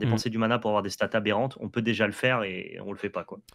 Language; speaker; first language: French; native; French